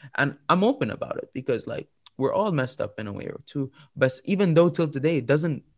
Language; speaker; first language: English; non-native, fluent; Arabic